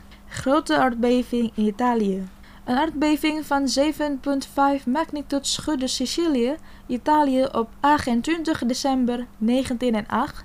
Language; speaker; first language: Dutch; non-native, fluent; Indonesian